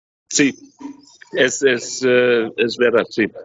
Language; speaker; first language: Spanish; non-native, learner; German